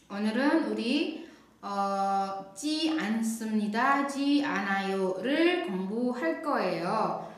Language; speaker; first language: Korean; non-native, fluent; Indonesian